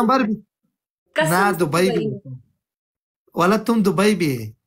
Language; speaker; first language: Hindi; non-native, local second language; Pashto